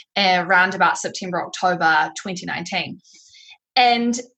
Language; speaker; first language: English; native; English